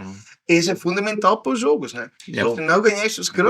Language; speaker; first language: Portuguese; non-native, learner; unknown